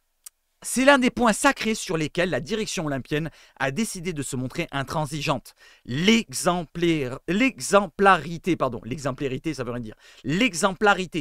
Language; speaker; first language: French; native; French